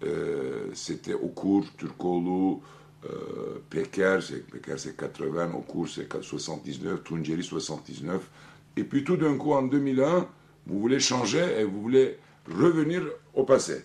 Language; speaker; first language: French; non-native, fluent; Turkish